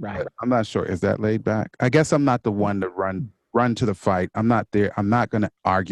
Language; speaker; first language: English; native; English